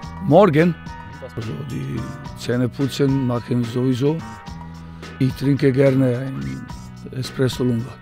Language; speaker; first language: German; non-native, fluent; Serbian